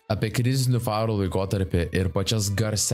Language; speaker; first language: Lithuanian; native; Lithuanian